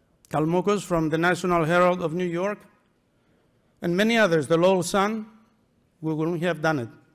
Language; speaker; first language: English; non-native, fluent; Greek